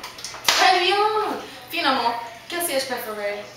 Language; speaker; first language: French; non-native, learner; English